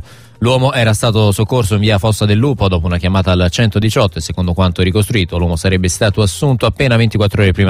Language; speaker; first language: Italian; native; Italian